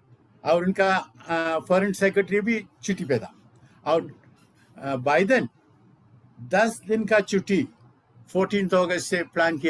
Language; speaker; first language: Hindi; non-native, local second language; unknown